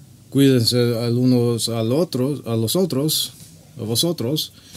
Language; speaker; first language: Spanish; non-native, learner; English